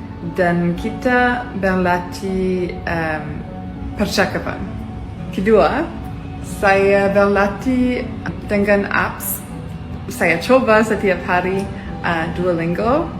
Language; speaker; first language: Indonesian; non-native, learner; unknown